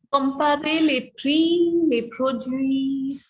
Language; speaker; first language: French; non-native, learner; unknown